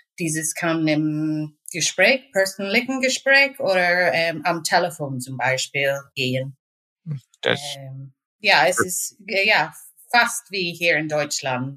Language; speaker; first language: German; non-native, fluent; English